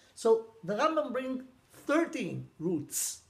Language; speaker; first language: English; non-native, fluent; Hebrew